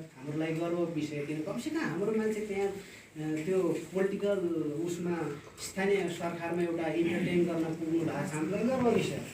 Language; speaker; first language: Nepali; non-native, local second language; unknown